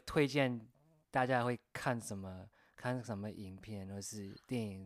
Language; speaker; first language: Chinese; non-native, fluent; English